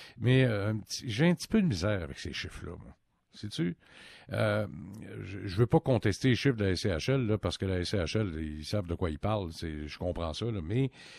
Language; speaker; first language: French; native; French